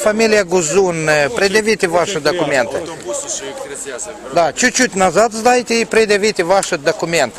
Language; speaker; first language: Russian; non-native, local second language; Romanian